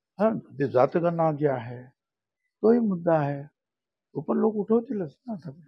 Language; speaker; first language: Marathi; native; Marathi